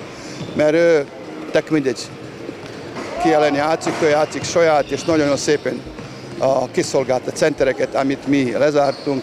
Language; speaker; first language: Hungarian; non-native, learner; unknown